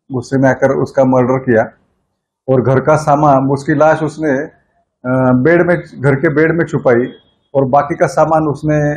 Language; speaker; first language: Hindi; non-native, local second language; Marathi